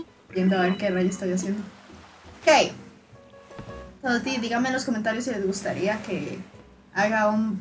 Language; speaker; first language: Spanish; native; Spanish